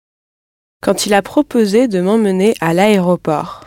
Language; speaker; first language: French; non-native, learner; English